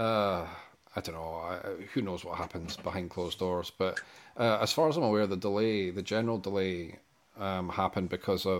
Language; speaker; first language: English; native; English